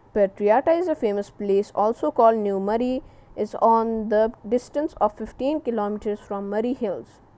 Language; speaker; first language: English; non-native, local second language; Urdu